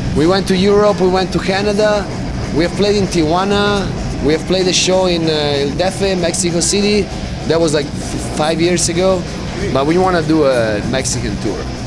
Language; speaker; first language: English; native; English